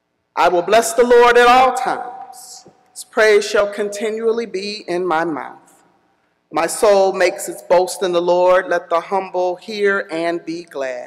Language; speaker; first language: English; native; English